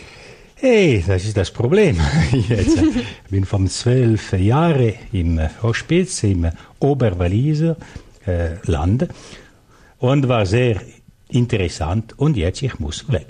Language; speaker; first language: German; non-native, local second language; French